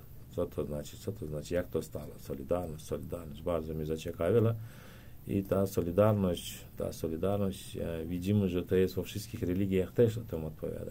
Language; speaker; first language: Polish; non-native, learner; Turkmen